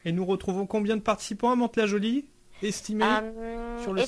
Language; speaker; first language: French; native; French